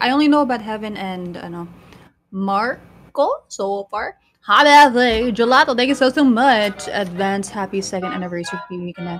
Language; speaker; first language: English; non-native, local second language; Filipino